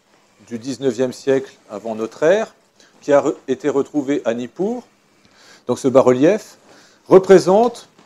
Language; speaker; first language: French; native; French